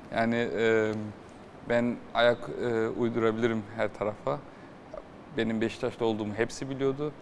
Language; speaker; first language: Turkish; early bilingual, heritage; Turkish